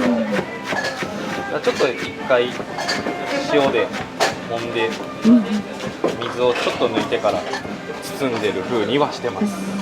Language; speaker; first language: Japanese; native; Japanese